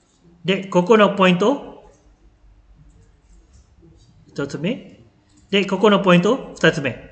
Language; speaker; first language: Japanese; non-native, fluent; Malay